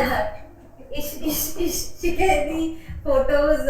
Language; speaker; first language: German; non-native, learner; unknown